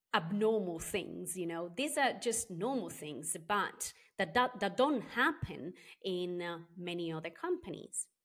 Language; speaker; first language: English; non-native, fluent; Italian